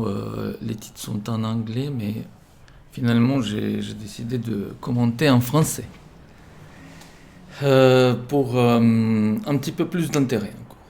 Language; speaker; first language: French; non-native, fluent; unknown